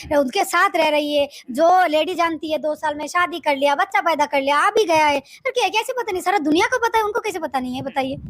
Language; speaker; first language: Hindi; non-native, fluent; Bangla